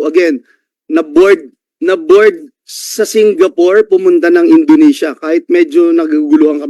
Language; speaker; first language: Filipino; native; Filipino